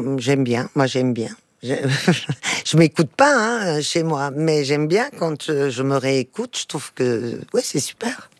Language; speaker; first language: French; early bilingual, other home language; Portuguese